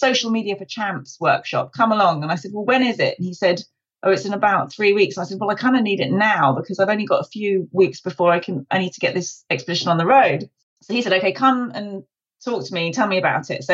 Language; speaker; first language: English; native; English